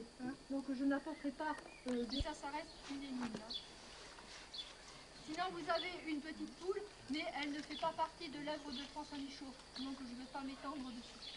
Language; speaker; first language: French; native; French